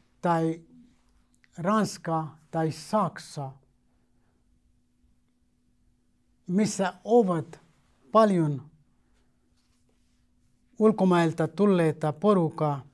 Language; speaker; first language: Finnish; non-native, fluent; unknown